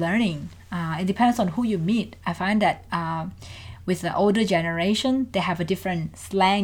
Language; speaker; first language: English; non-native, fluent; Indonesian